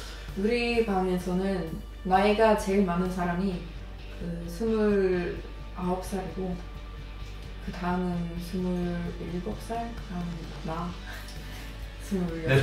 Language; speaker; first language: Korean; non-native, fluent; Swedish